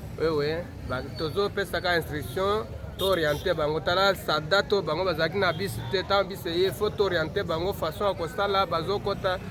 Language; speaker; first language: Lingala; native; Lingala